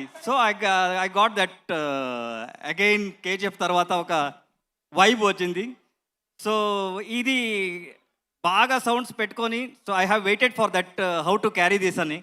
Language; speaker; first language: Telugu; non-native, learner; Kannada